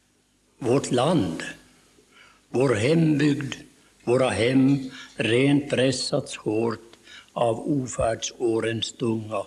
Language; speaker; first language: Swedish; native; Swedish